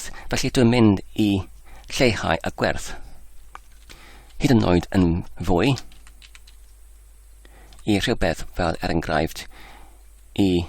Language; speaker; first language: Welsh; non-native, fluent; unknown